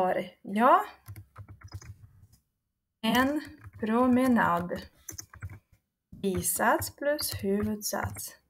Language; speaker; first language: Swedish; non-native, fluent; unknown